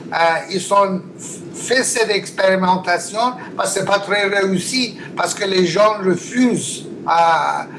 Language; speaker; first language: French; non-native, learner; Persian